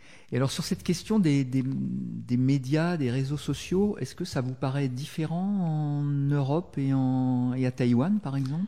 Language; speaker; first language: French; native; French